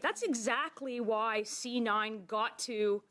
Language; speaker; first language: English; native; English